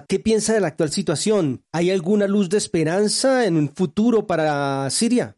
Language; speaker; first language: Spanish; native; Spanish